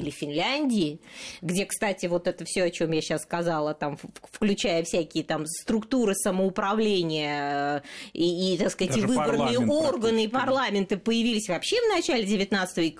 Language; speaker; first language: Russian; native; Russian